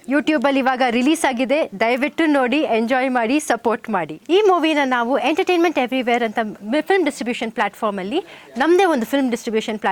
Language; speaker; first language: Kannada; non-native, local second language; Tamil